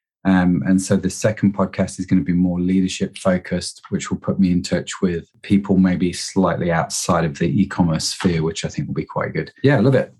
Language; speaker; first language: English; native; English